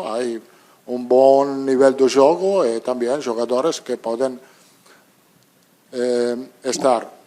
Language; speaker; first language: Portuguese; non-native, learner; Italian